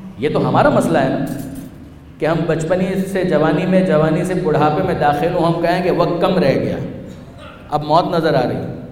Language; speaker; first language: Urdu; non-native, local second language; Punjabi